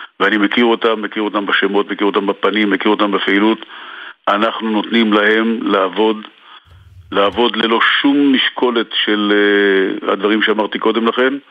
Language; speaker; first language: Hebrew; native; Hebrew